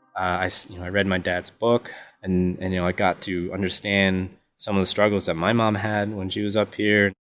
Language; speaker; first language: English; native; English